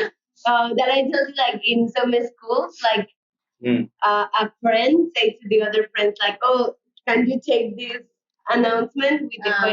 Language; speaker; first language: English; non-native, learner; Spanish